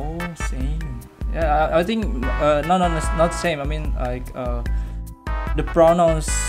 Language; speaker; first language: English; non-native, learner; Indonesian